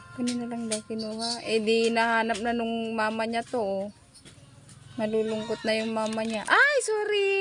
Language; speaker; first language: Filipino; non-native, local second language; Iloko